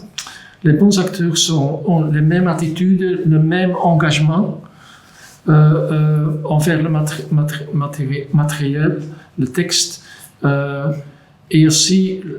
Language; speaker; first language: French; non-native, local second language; Dutch